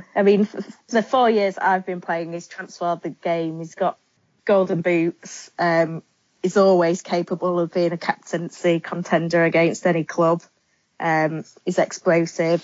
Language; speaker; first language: English; native; English